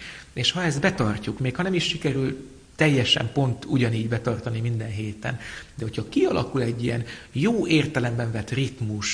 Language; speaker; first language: Hungarian; native; Hungarian